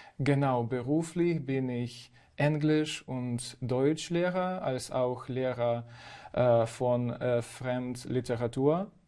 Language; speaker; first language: German; non-native, fluent; Ukrainian